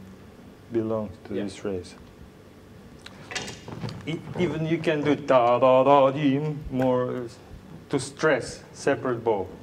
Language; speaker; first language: English; non-native, learner; Russian